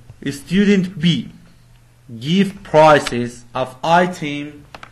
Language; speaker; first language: English; non-native, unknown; Persian